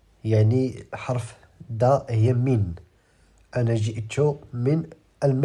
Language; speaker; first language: Arabic; native; Arabic